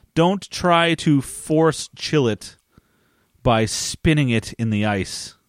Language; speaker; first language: English; native; English